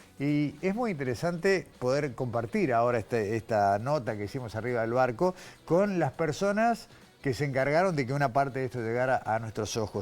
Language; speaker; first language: Spanish; native; Spanish